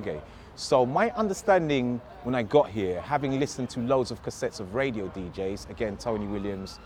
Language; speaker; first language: English; native; English